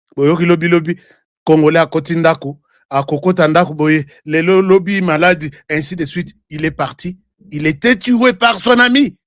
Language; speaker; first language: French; non-native, local second language; Lingala